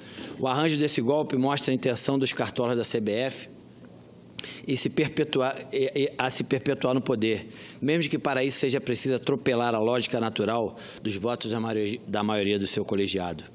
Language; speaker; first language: Portuguese; native; Portuguese